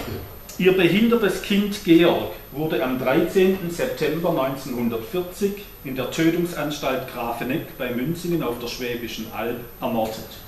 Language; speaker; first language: German; native; German